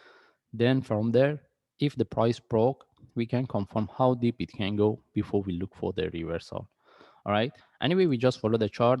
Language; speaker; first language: English; non-native, fluent; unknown